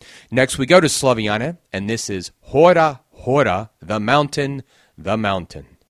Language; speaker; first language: English; native; English